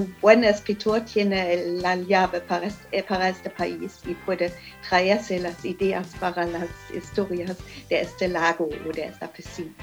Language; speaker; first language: Spanish; non-native, learner; German